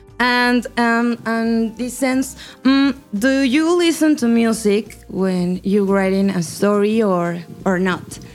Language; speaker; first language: English; non-native, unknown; Spanish